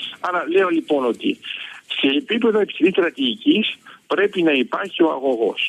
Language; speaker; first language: Greek; early bilingual, heritage; Greek